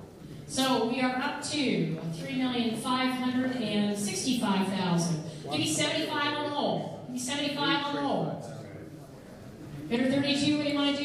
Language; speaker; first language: English; native; English